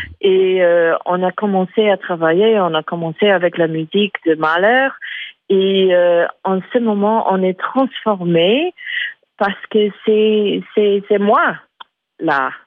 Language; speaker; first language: French; non-native, fluent; English